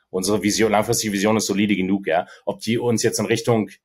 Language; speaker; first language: German; native; German